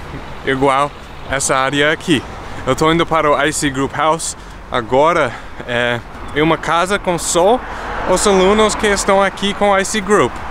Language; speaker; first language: Portuguese; non-native, fluent; English